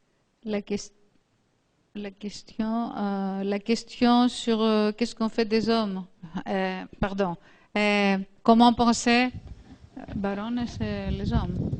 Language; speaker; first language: French; non-native, fluent; Greek